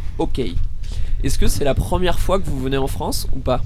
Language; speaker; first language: French; native; French